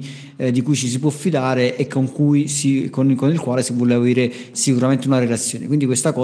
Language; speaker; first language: Italian; native; Italian